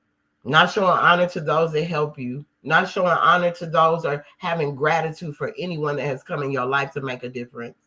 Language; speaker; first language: English; native; English